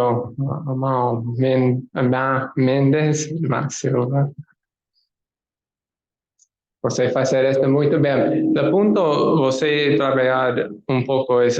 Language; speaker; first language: Portuguese; non-native, learner; English